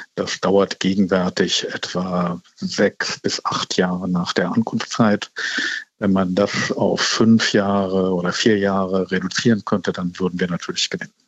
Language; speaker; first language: German; native; German